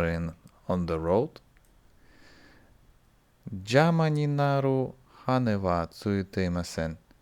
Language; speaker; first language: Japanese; non-native, learner; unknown